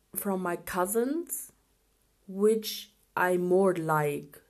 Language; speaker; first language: English; non-native, fluent; Urdu